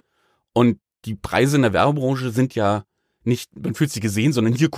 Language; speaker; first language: German; native; German